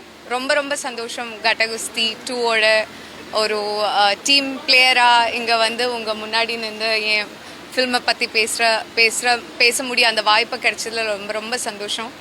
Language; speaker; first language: Tamil; non-native, fluent; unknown